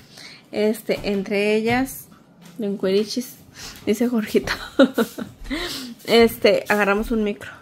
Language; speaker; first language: Spanish; native; Spanish